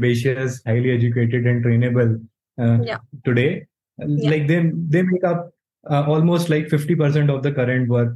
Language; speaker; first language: English; non-native, local second language; Hindi